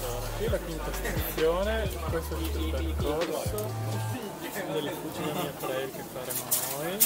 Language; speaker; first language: Italian; native; Italian